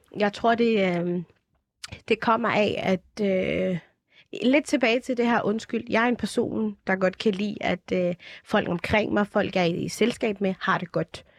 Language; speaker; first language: Danish; early bilingual, other home language; Somali